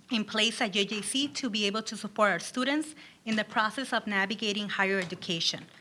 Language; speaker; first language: English; early bilingual, other home language; Spanish